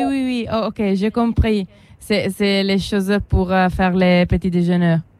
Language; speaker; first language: French; non-native, learner; Italian